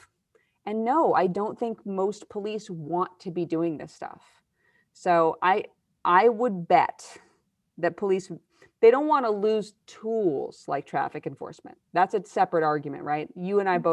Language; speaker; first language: English; native; English